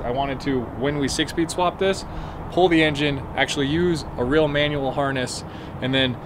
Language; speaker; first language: English; native; English